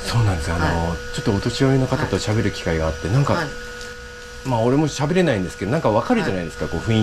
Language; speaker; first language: Japanese; native; Japanese